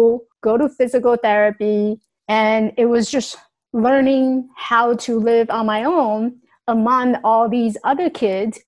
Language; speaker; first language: English; non-native, fluent; Chinese